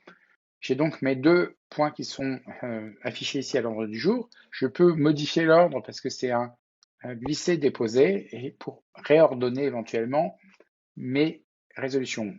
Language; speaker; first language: French; native; French